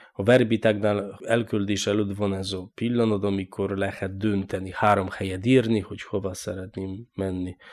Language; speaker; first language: Hungarian; non-native, learner; Polish